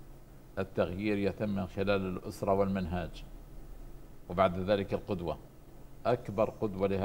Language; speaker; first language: Arabic; native; Arabic